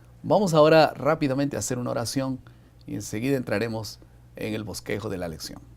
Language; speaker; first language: Spanish; native; Spanish